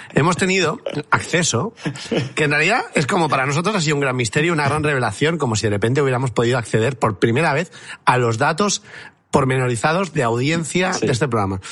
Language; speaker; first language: Spanish; native; Spanish